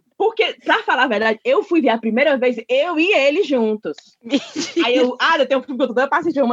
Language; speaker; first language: Portuguese; native; Portuguese